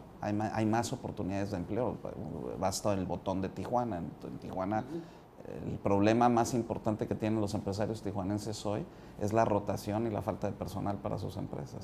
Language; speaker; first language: Spanish; native; Spanish